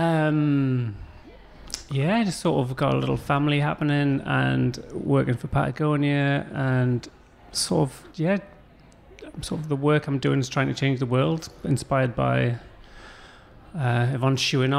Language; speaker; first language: English; native; English